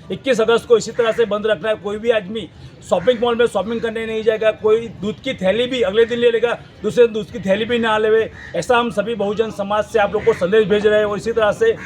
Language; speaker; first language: Hindi; non-native, local second language; Gujarati